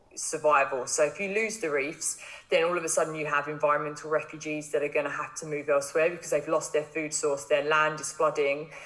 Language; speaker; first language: English; native; English